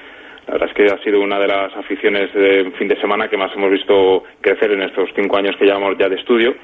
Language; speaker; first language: Spanish; native; Spanish